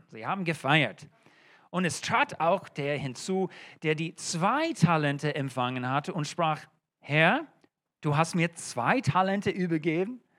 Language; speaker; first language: German; non-native, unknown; English